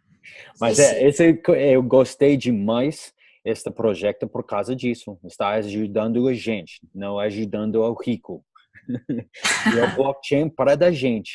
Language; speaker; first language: Portuguese; non-native, learner; English